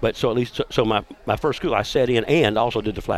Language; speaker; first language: English; native; English